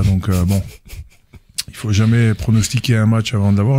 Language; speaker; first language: French; native; French